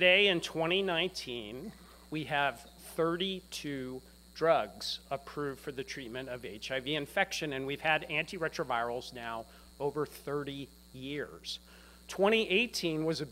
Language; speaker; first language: English; native; English